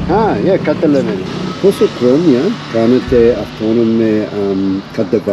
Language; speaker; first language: Greek; non-native, learner; English